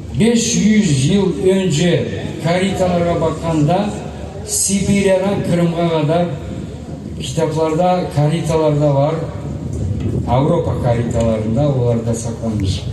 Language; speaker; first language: Turkish; non-native, learner; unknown